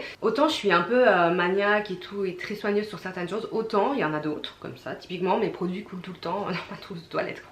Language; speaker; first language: French; native; French